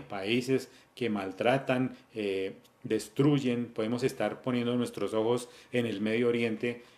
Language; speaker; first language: Spanish; native; Spanish